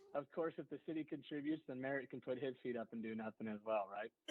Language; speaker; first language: English; native; English